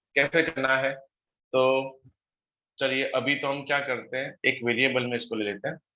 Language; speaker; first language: Hindi; non-native, local second language; Gujarati